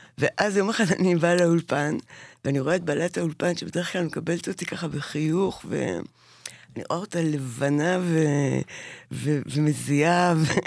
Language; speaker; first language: Hebrew; native; Hebrew